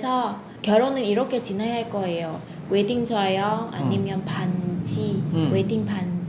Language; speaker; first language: Korean; non-native, fluent; Vietnamese